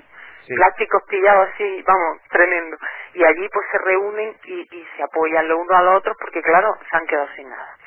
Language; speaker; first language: Spanish; native; Spanish